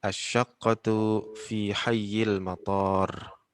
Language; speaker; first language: Arabic; non-native, fluent; Indonesian